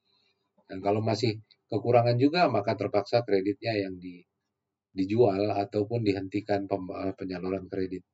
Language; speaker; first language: Indonesian; native; Indonesian